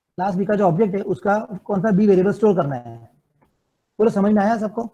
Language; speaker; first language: Hindi; non-native, local second language; Gujarati